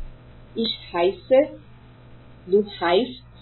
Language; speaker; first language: German; non-native, fluent; Portuguese